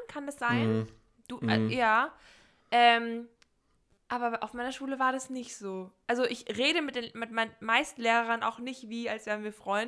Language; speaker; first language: German; native; German